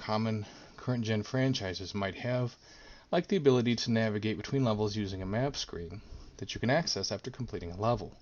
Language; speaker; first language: English; native; English